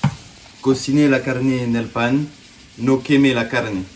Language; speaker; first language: Spanish; non-native, learner; English